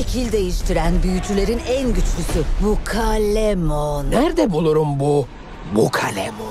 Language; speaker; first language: Turkish; native; Turkish